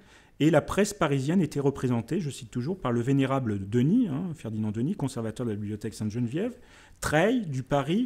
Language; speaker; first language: French; native; French